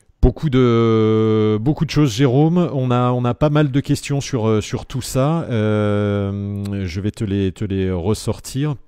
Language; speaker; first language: French; native; French